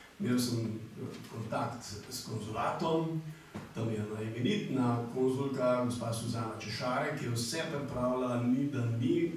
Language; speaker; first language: Slovenian; native; Slovenian